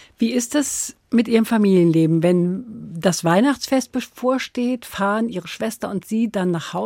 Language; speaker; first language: German; native; German